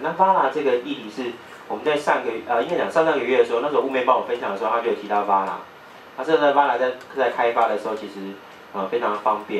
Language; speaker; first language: Chinese; native; Chinese